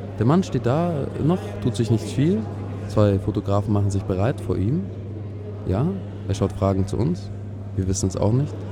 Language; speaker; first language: German; native; German